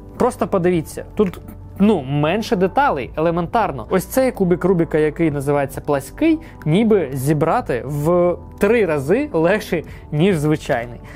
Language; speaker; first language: Ukrainian; non-native, local second language; Russian